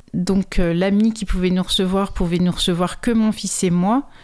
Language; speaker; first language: French; native; French